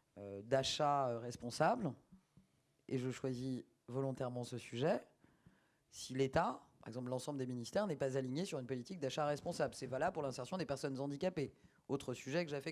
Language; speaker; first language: French; native; French